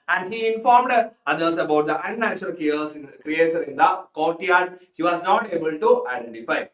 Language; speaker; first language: English; non-native, local second language; Malayalam